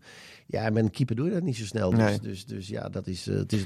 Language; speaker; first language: Dutch; native; Dutch